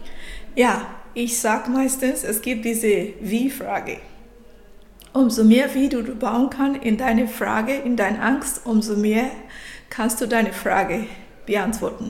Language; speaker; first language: German; non-native, fluent; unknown